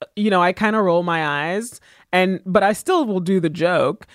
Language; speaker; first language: English; early bilingual, other home language; Haitian Creole